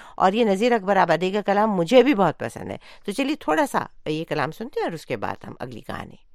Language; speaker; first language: Urdu; native; Urdu